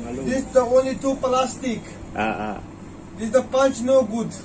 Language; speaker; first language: English; non-native, learner; Hindi